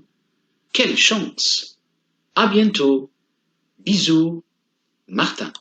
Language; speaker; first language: French; non-native, fluent; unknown